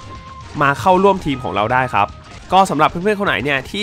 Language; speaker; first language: Thai; native; Thai